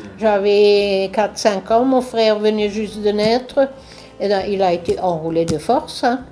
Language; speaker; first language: French; non-native, local second language; Swiss German